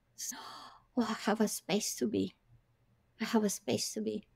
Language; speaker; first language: English; non-native, fluent; Spanish